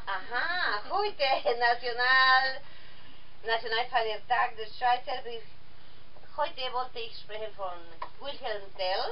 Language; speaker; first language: German; non-native, learner; Spanish